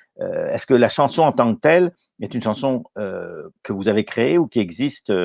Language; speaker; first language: French; native; French